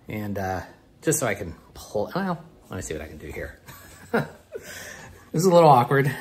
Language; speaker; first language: English; native; English